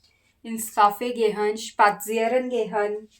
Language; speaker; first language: German; non-native, learner; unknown